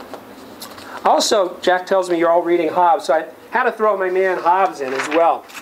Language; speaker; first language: English; native; English